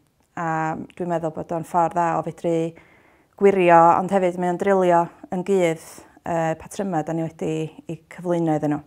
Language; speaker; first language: Welsh; native; Welsh